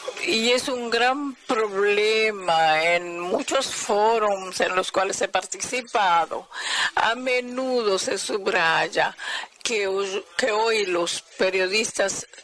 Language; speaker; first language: Spanish; non-native, fluent; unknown